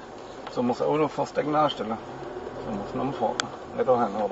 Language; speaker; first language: German; native; German